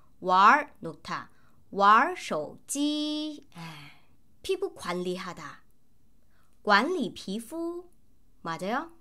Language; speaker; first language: Korean; non-native, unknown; Chinese